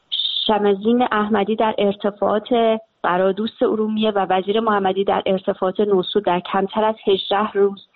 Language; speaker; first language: Persian; native; Persian